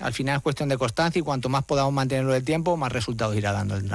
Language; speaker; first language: Spanish; native; Spanish